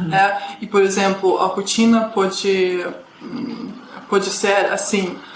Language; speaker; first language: Portuguese; non-native, fluent; Russian